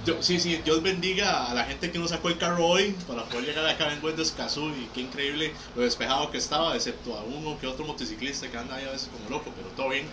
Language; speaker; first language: Spanish; native; Spanish